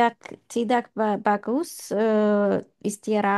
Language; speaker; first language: Indonesian; non-native, learner; English